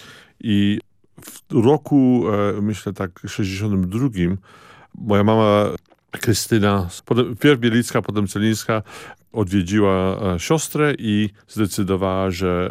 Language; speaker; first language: Polish; early bilingual, heritage; Polish